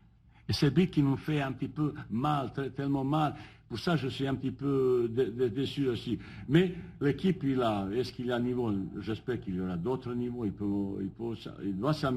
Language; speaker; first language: French; non-native, fluent; Bosnian